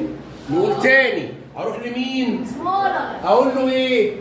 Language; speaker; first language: Arabic; native; Arabic